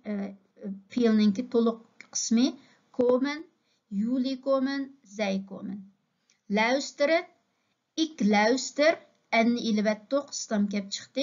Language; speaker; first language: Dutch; non-native, fluent; Uyghur